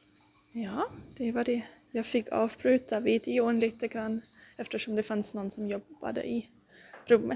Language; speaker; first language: Swedish; non-native, fluent; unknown